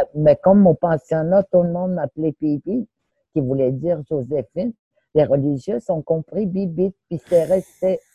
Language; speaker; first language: French; native; French